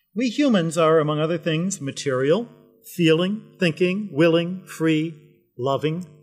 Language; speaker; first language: English; native; English